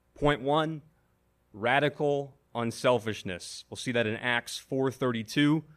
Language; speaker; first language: English; native; English